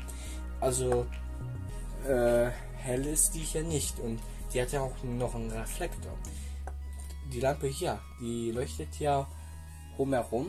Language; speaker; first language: German; non-native, fluent; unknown